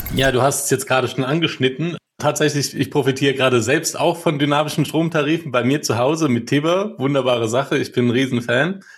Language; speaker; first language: German; native; German